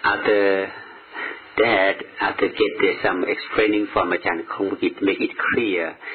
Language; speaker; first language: English; non-native, learner; Thai